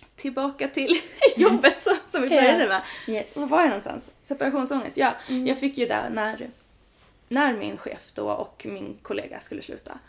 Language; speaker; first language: Swedish; early bilingual, other home language; Spanish